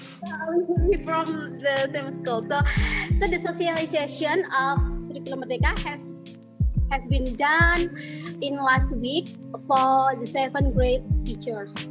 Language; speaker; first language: English; non-native, learner; Indonesian